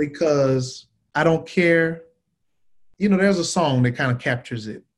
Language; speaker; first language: English; native; English